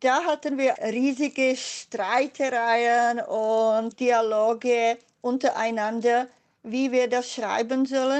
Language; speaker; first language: German; non-native, fluent; Czech